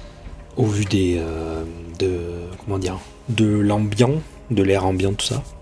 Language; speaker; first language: French; native; French